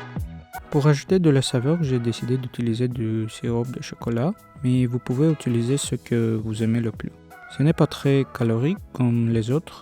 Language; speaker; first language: French; non-native, learner; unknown